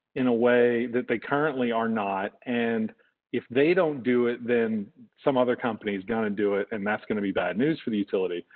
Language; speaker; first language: English; native; English